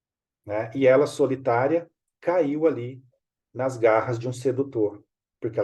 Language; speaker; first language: Portuguese; native; Portuguese